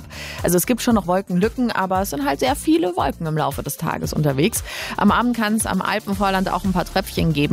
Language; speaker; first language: German; native; German